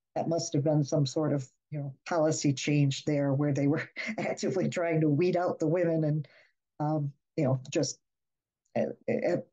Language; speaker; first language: English; native; English